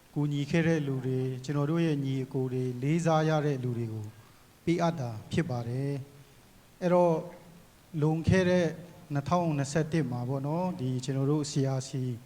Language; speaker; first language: Burmese; non-native, local second language; Kachin